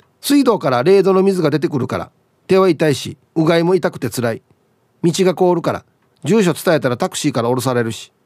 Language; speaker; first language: Japanese; native; Japanese